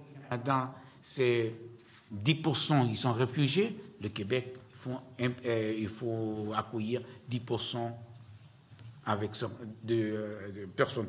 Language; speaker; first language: French; non-native, learner; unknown